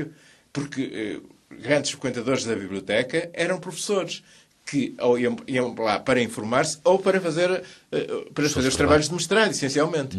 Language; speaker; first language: Portuguese; native; Portuguese